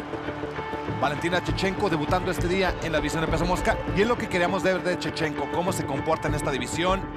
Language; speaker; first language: Spanish; native; Spanish